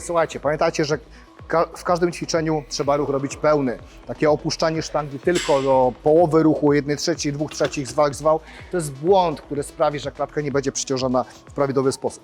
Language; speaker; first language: Polish; native; Polish